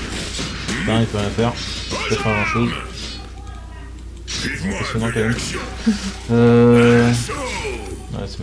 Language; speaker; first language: French; native; French